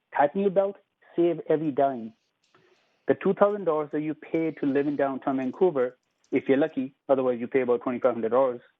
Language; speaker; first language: English; non-native, local second language; Punjabi